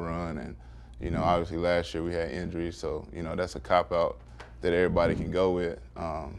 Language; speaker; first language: English; native; English